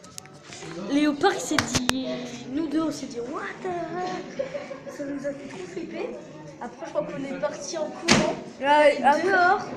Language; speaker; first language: French; native; French